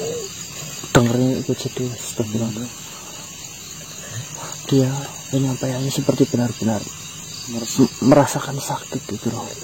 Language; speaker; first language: Indonesian; native; Indonesian